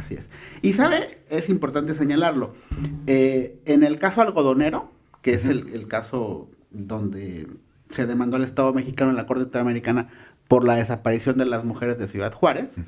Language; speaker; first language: Spanish; native; Spanish